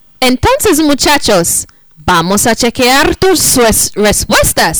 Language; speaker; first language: Spanish; non-native, fluent; English